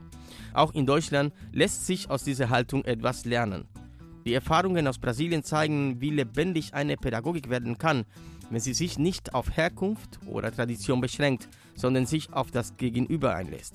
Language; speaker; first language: German; native; German